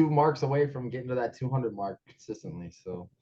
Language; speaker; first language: English; native; English